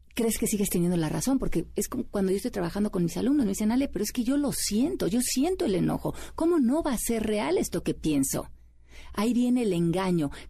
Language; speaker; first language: Spanish; native; Spanish